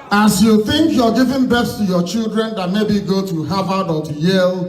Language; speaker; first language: English; non-native, local second language; Igbo